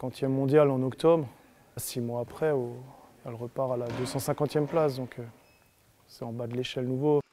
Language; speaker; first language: French; native; French